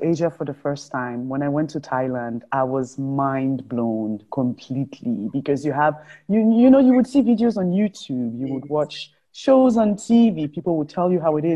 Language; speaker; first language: English; non-native, local second language; French